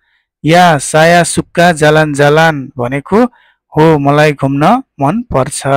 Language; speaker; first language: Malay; non-native, fluent; Nepali